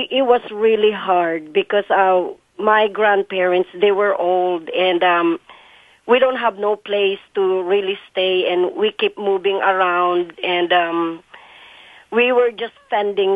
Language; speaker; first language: English; non-native, local second language; Cebuano